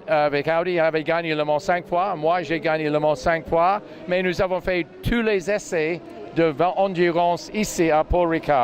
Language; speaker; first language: French; non-native, fluent; English